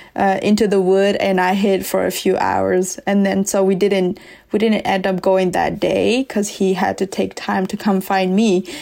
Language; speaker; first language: English; early bilingual, other home language; S'gaw Karen